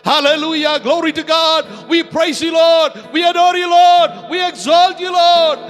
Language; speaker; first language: English; non-native, local second language; Malayalam